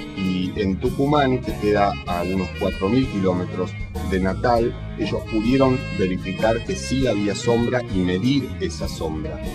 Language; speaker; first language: Spanish; native; Spanish